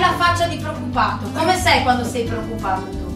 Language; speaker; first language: Italian; native; Italian